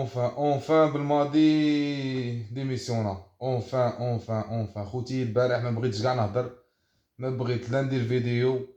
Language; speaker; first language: Arabic; native; Arabic